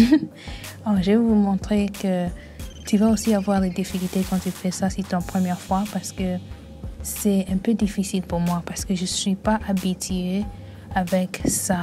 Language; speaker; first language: French; early bilingual, heritage; French